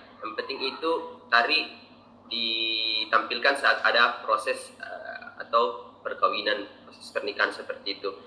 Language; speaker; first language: Indonesian; native; Indonesian